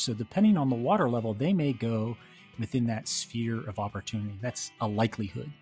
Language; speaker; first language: English; native; English